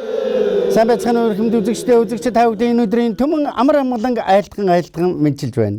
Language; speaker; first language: Mongolian; native; Mongolian